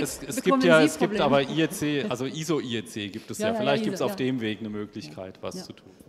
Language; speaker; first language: German; native; German